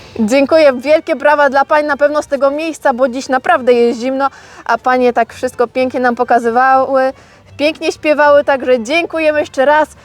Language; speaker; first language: Polish; native; Polish